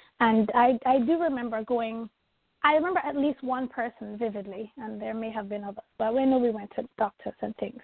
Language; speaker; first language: English; native; English